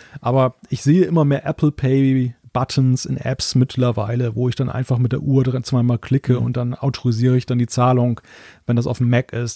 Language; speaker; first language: German; native; German